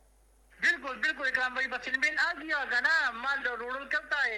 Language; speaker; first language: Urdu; non-native, local second language; Pashto